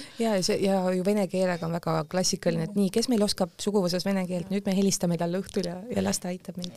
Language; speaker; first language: Estonian; native; Estonian